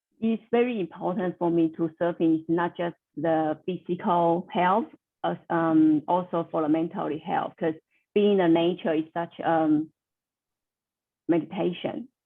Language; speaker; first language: English; non-native, learner; Chinese